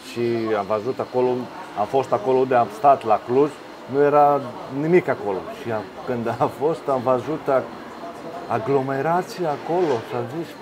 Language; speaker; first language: Romanian; non-native, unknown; Greek